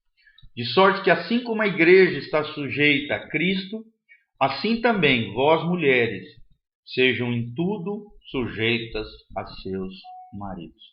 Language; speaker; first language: Portuguese; native; Portuguese